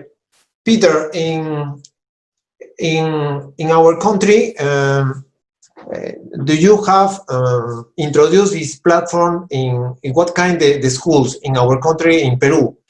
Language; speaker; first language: English; non-native, learner; Spanish